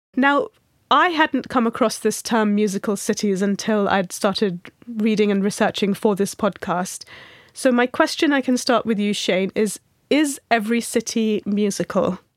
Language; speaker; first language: English; non-native, local second language; Hindi